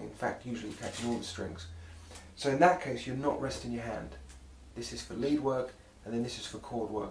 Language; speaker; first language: English; native; English